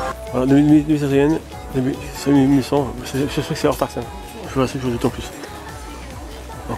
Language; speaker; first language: French; native; French